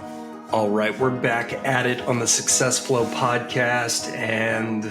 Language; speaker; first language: English; native; English